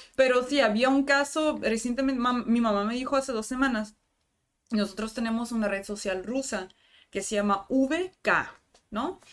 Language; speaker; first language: Spanish; non-native, fluent; Russian